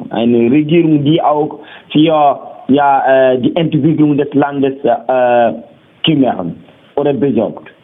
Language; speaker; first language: German; non-native, learner; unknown